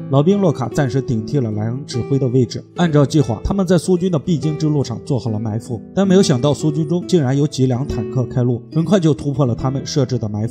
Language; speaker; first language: Chinese; native; Chinese